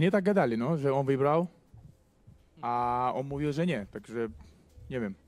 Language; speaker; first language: Polish; non-native, learner; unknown